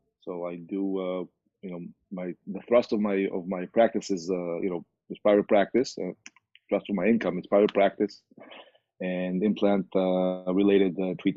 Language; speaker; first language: English; non-native, fluent; Hebrew